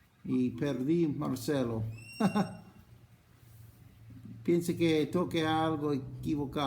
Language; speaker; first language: Spanish; non-native, fluent; English